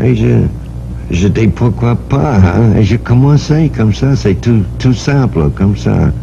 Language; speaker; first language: French; non-native, learner; English